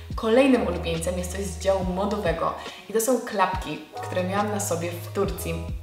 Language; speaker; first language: Polish; native; Polish